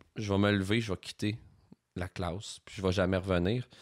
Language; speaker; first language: French; native; French